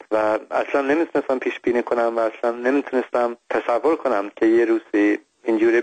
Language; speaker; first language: Persian; non-native, fluent; Swedish